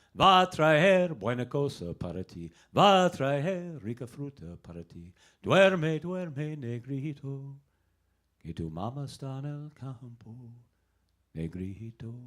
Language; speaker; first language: Spanish; non-native, learner; English